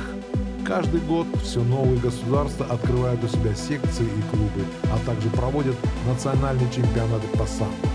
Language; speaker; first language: Russian; native; Russian